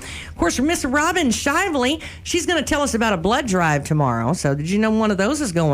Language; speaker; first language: English; native; English